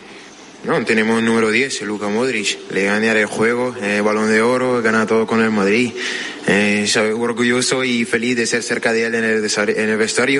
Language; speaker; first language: Spanish; non-native, fluent; French